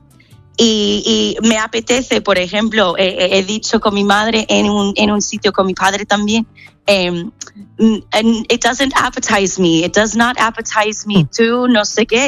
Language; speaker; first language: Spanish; non-native, fluent; English